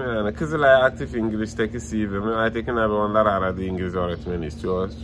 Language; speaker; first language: Turkish; non-native, fluent; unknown